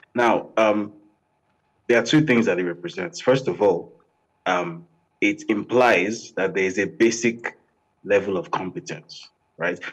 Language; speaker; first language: English; non-native, local second language; Yoruba